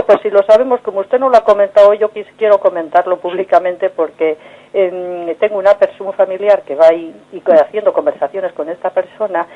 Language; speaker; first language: Spanish; native; Spanish